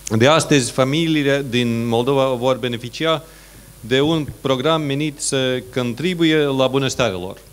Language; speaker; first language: Romanian; non-native, fluent; Latvian